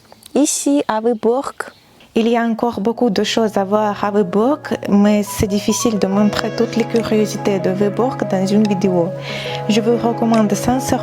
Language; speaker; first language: French; non-native, fluent; Russian